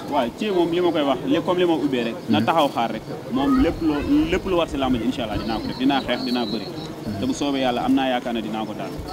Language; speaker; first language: Wolof; non-native, local second language; Serer